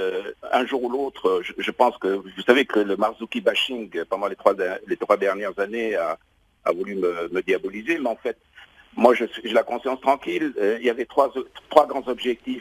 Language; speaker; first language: French; non-native, local second language; Arabic